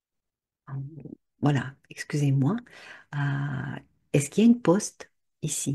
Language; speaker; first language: French; non-native, fluent; Russian